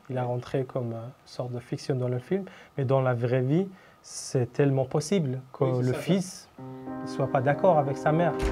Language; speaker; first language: French; non-native, fluent; Persian